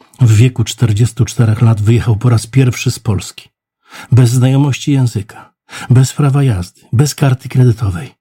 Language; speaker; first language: Polish; native; Polish